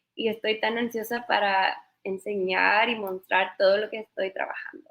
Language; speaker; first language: Spanish; early bilingual, heritage; Spanish